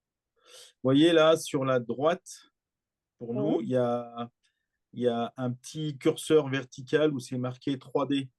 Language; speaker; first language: French; native; French